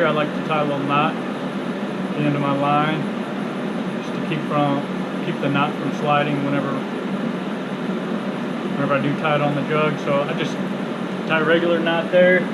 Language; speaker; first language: English; native; English